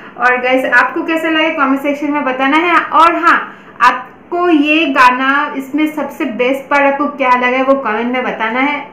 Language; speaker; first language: Hindi; non-native, local second language; Bangla